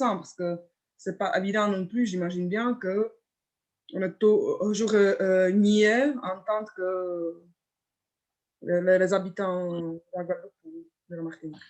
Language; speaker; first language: French; non-native, fluent; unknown